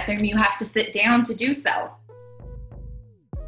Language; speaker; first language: English; native; English